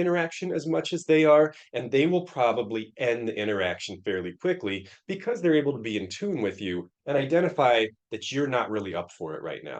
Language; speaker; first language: English; native; English